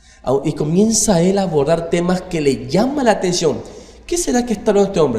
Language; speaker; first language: Spanish; native; Spanish